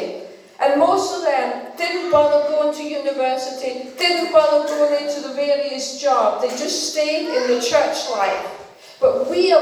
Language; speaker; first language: English; non-native, fluent; Danish